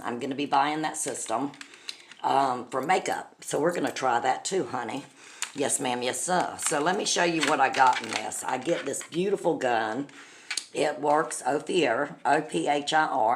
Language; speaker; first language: English; native; English